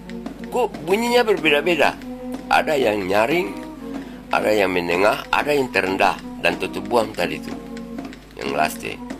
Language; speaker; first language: Indonesian; non-native, local second language; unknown